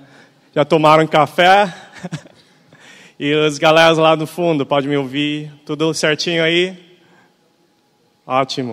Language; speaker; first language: Portuguese; early bilingual, other home language; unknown